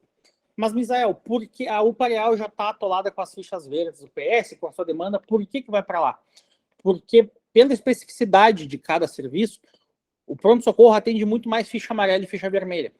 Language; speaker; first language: Portuguese; native; Portuguese